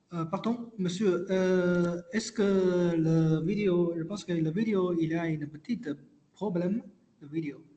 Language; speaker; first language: French; non-native, learner; Chinese